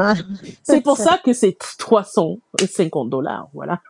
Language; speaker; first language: French; non-native, fluent; English